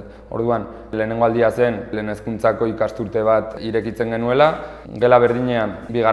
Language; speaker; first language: Basque; native; Basque